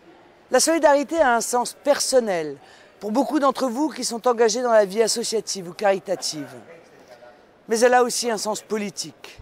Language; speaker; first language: French; native; French